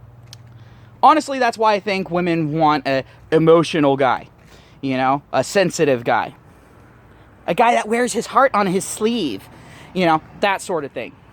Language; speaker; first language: English; native; English